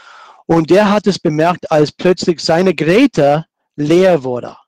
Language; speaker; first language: German; non-native, fluent; English